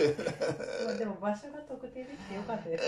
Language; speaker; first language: Japanese; native; Japanese